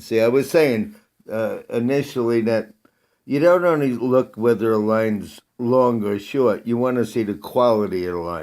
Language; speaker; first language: English; native; English